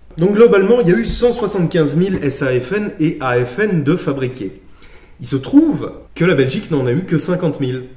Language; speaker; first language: French; native; French